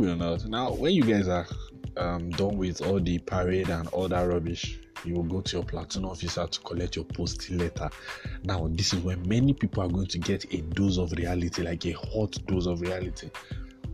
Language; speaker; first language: English; non-native, local second language; Yoruba